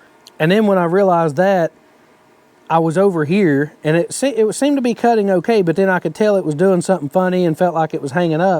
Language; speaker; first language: English; native; English